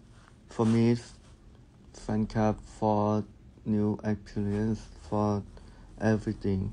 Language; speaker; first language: English; non-native, learner; Thai